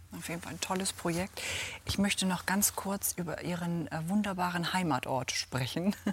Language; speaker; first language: German; native; German